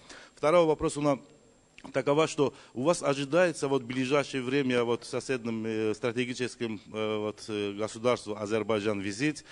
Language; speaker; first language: Russian; non-native, learner; Azerbaijani